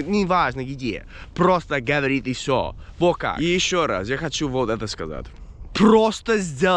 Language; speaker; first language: Russian; non-native, fluent; English